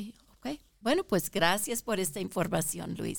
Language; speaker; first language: Spanish; early bilingual, heritage; Spanish